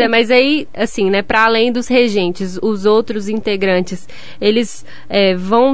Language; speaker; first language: Portuguese; native; Portuguese